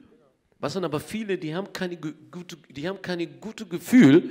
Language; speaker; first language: German; non-native, learner; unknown